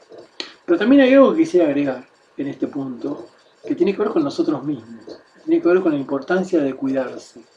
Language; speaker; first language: Spanish; native; Spanish